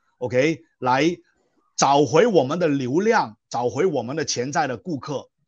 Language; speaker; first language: Chinese; non-native, local second language; Cantonese